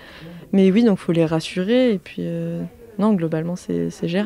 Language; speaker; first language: French; native; French